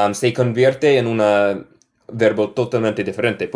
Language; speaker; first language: Spanish; non-native, learner; English